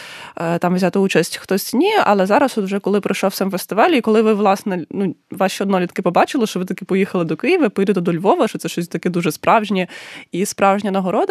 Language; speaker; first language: Ukrainian; native; Ukrainian